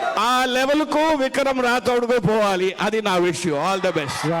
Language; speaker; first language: Telugu; non-native, learner; Punjabi